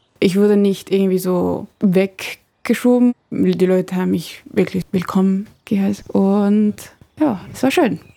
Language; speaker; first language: German; non-native, fluent; Spanish